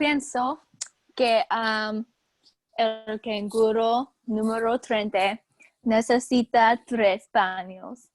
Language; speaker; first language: Spanish; non-native, learner; English